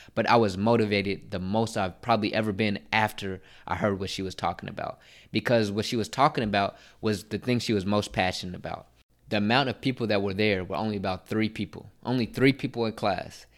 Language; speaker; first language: English; native; English